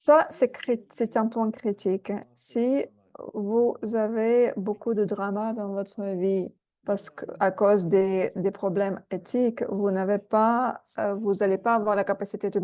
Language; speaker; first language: French; non-native, fluent; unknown